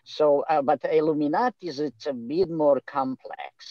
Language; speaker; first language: English; non-native, fluent; Romanian